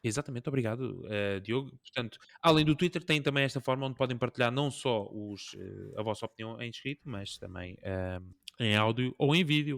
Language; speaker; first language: Portuguese; native; Portuguese